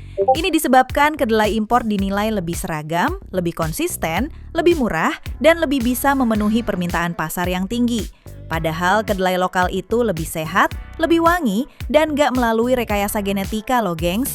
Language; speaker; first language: Indonesian; native; Indonesian